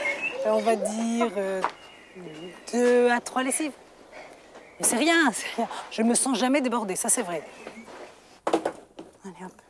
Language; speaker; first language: French; native; French